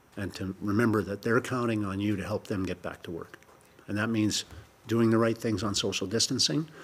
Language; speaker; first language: English; native; English